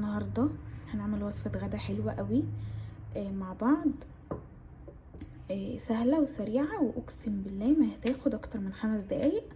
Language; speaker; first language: Arabic; native; Arabic